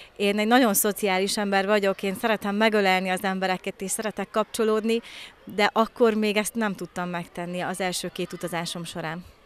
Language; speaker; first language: Hungarian; early bilingual, heritage; Hungarian